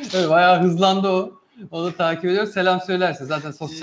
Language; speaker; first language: Turkish; native; Turkish